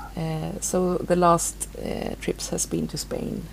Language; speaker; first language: English; non-native, fluent; Swedish